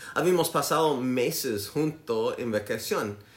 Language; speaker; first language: Spanish; non-native, learner; English